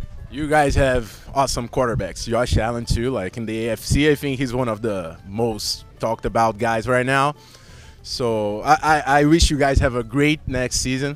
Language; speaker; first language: English; non-native, fluent; Portuguese